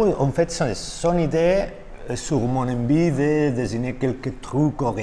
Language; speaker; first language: French; non-native, learner; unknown